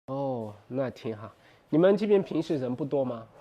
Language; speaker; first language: Chinese; non-native, fluent; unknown